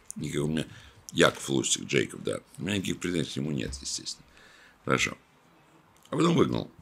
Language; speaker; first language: Russian; native; Russian